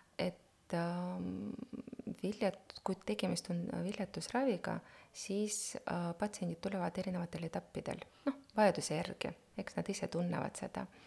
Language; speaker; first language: Estonian; non-native, local second language; Russian